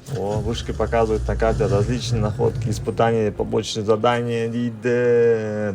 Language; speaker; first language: Russian; non-native, local second language; Kazakh